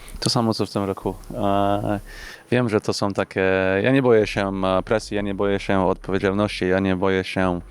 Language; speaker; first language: Polish; early bilingual, heritage; English